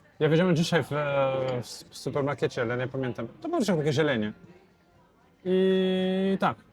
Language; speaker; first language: Polish; non-native, learner; Portuguese